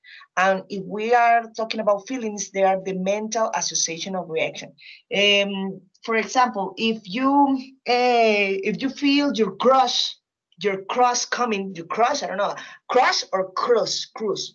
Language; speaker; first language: English; non-native, fluent; Spanish